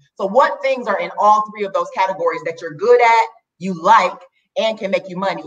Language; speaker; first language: English; native; English